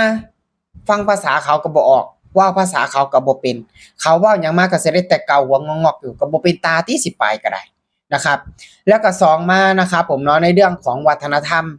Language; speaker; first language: Thai; non-native, local second language; Northeastern Thai